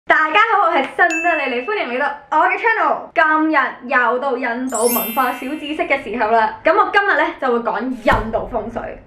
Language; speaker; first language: Cantonese; early bilingual, other home language; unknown